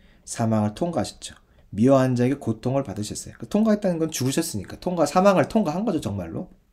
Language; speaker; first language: Korean; native; Korean